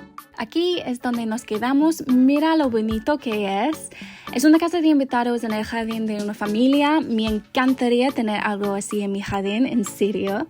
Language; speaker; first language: Spanish; non-native, learner; English